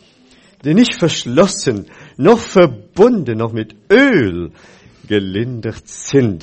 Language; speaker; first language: German; non-native, fluent; Chinese